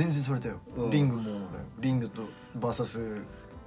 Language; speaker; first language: Japanese; native; Japanese